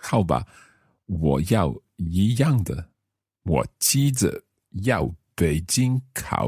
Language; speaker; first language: Chinese; non-native, learner; English